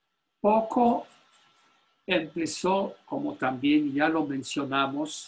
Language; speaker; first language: Spanish; non-native, fluent; Polish